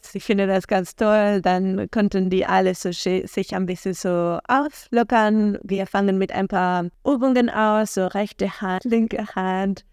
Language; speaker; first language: German; non-native, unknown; Spanish